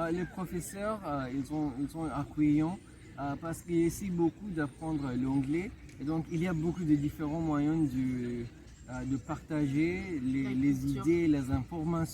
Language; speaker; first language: French; non-native, fluent; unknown